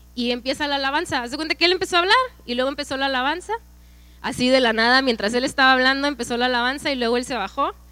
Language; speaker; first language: Spanish; native; Spanish